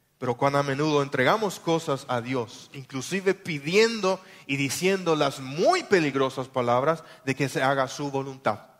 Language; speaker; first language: Spanish; non-native, local second language; German